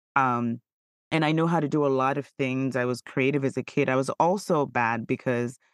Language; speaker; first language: English; non-native, local second language; Yoruba